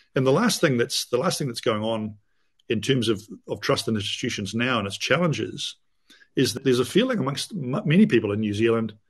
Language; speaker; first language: English; native; English